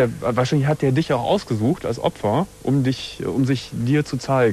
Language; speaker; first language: German; native; German